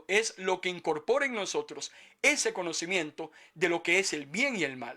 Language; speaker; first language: Spanish; native; Spanish